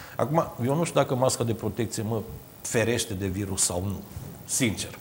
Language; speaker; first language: Romanian; native; Romanian